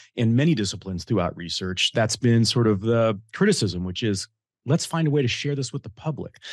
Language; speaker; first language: English; native; English